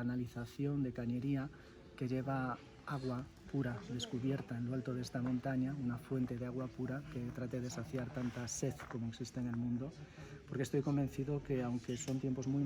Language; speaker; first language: Spanish; native; Spanish